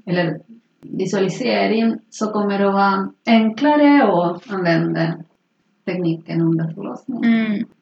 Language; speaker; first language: Swedish; non-native, fluent; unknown